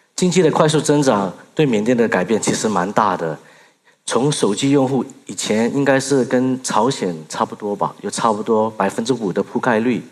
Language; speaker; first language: Chinese; early bilingual, other home language; Burmese